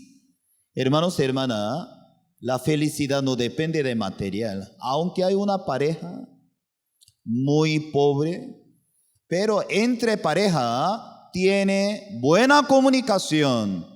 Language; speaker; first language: Spanish; non-native, fluent; Korean